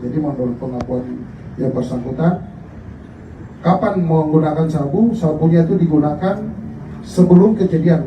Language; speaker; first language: Indonesian; native; Indonesian